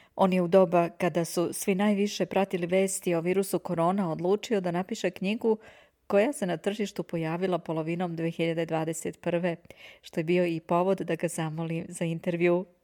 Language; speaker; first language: Serbian; native; Serbian